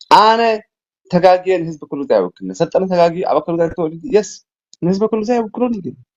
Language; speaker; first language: Tigrinya; native; Tigrinya